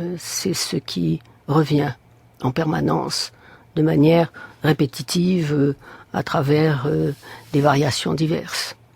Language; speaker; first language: French; native; French